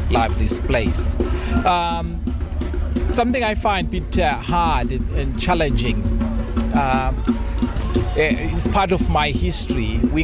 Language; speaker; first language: English; non-native, local second language; Shona